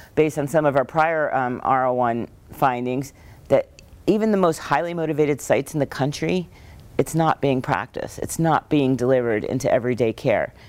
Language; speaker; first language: English; native; English